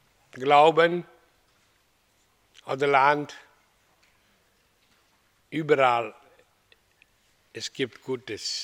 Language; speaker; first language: German; non-native, learner; Hindi